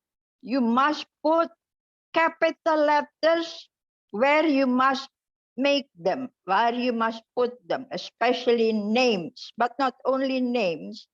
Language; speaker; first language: English; non-native, fluent; Indonesian